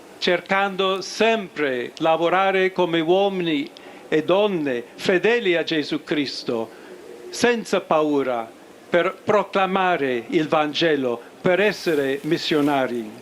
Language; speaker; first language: Italian; non-native, fluent; English